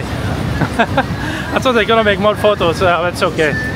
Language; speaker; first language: English; non-native, fluent; Arabic